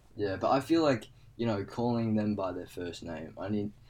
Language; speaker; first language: English; non-native, local second language; Cantonese